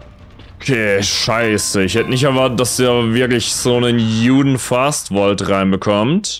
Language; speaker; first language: German; native; German